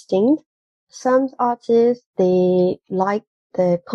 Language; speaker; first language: English; non-native, fluent; Burmese